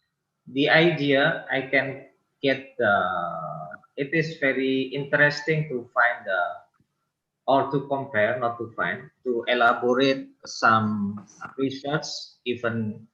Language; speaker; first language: English; non-native, local second language; Indonesian